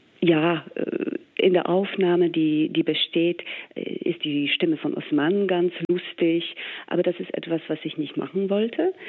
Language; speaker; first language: German; non-native, fluent; English